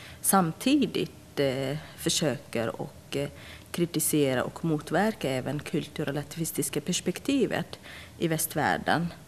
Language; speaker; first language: Swedish; non-native, fluent; Central Kurdish